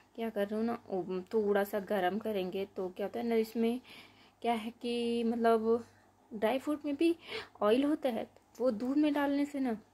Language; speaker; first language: Hindi; native; Hindi